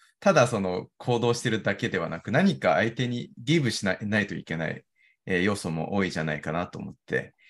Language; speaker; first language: Japanese; non-native, fluent; Chinese